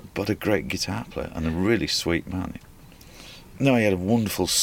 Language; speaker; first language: English; native; English